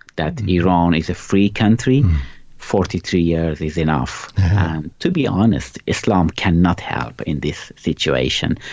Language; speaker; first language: English; non-native, fluent; Persian